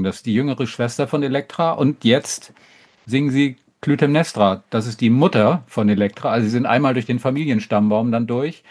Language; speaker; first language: German; native; German